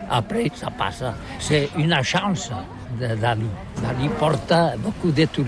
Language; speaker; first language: French; non-native, learner; Catalan